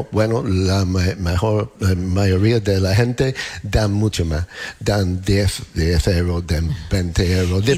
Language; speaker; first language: Spanish; non-native, learner; English